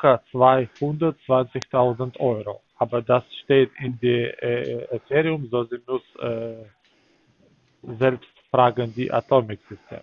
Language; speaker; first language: German; non-native, learner; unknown